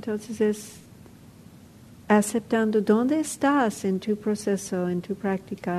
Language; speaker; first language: Spanish; non-native, fluent; English